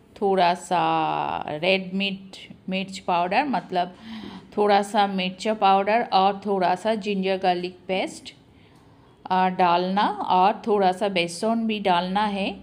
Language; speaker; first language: Hindi; non-native, local second language; Bangla